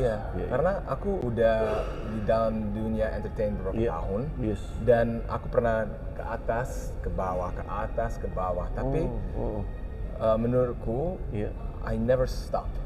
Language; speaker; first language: Indonesian; early bilingual, heritage; English